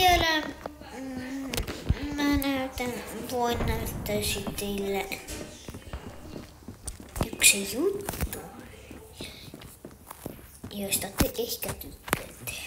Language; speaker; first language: Finnish; early bilingual, other home language; Russian